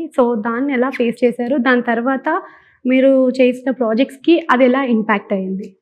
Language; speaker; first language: Telugu; native; Telugu